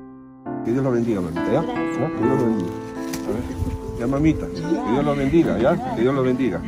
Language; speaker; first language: Spanish; native; Spanish